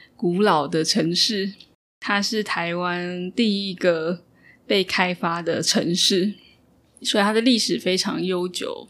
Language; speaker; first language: Chinese; native; Chinese